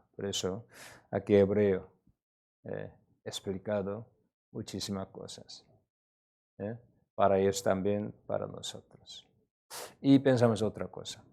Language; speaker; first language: Spanish; non-native, learner; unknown